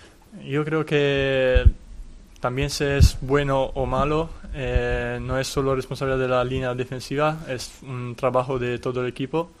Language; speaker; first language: Spanish; non-native, fluent; Italian